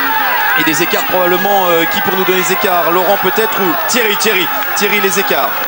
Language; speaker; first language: French; native; French